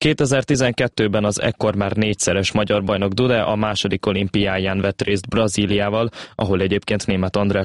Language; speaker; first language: Hungarian; native; Hungarian